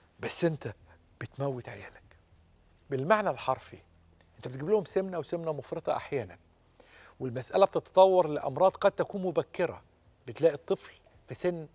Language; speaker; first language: Arabic; native; Arabic